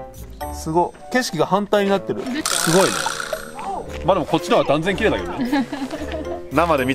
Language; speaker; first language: Japanese; native; Japanese